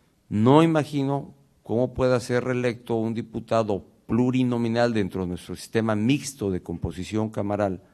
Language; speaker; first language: Spanish; native; Spanish